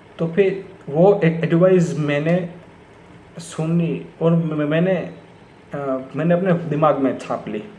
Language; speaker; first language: Hindi; non-native, local second language; Gujarati